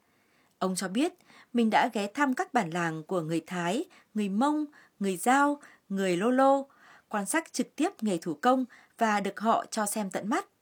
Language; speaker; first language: Vietnamese; native; Vietnamese